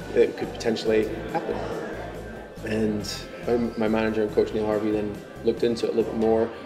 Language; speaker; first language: English; native; English